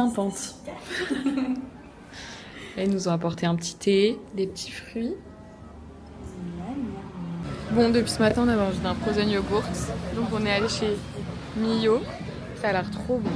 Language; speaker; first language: French; native; French